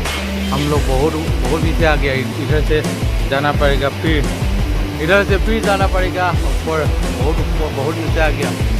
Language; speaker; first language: Hindi; non-native, local second language; Assamese